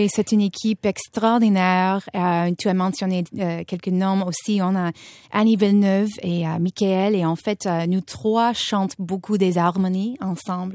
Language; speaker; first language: French; non-native, fluent; English